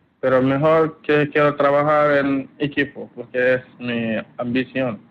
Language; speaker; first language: Spanish; non-native, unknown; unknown